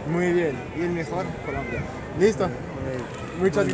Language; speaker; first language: Spanish; non-native, fluent; French